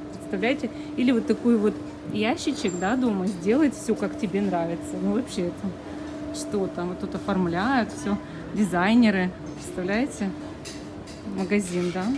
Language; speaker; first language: Russian; native; Russian